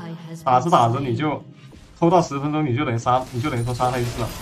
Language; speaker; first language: Chinese; native; Chinese